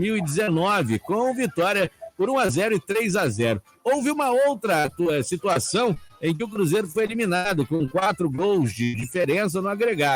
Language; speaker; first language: Portuguese; native; Portuguese